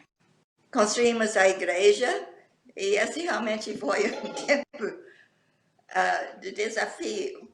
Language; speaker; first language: Portuguese; non-native, fluent; English